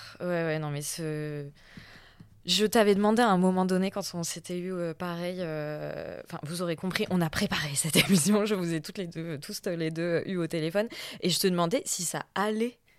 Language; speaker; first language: French; native; French